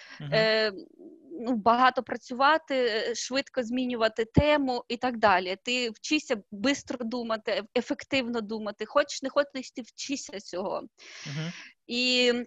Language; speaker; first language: Ukrainian; native; Ukrainian